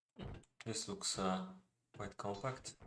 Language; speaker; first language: English; non-native, fluent; Polish